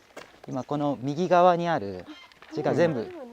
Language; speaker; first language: Japanese; native; Japanese